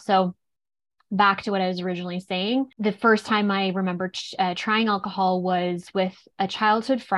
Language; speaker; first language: English; native; English